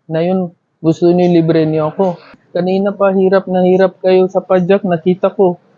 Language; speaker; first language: Filipino; non-native, learner; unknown